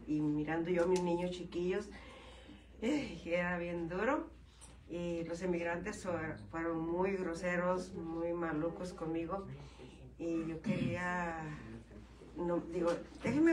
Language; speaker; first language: Spanish; native; Spanish